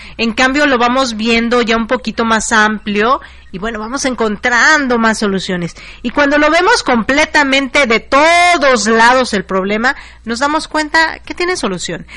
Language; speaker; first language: Spanish; native; Spanish